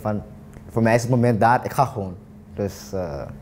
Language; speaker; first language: Dutch; native; Dutch